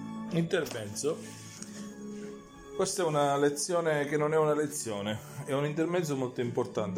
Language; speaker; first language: Italian; native; Italian